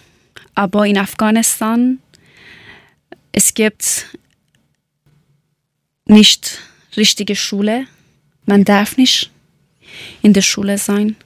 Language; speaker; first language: German; non-native, learner; Persian